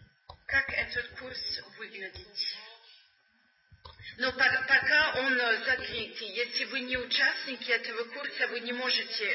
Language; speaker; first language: Russian; non-native, learner; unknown